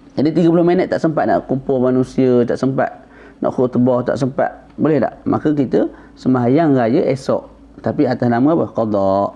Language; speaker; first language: Malay; native; Malay